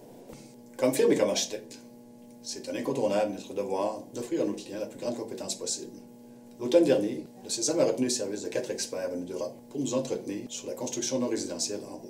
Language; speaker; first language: French; native; French